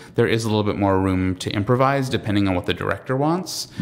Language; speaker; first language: English; native; English